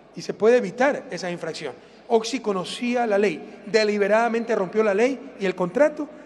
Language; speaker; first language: Spanish; native; Spanish